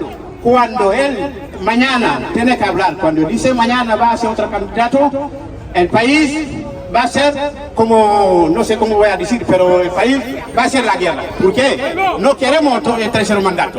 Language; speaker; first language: Spanish; non-native, learner; Wolof